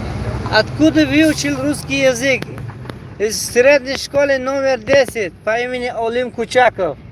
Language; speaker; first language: Russian; non-native, learner; Tajik